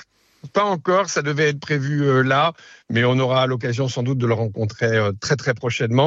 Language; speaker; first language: French; native; French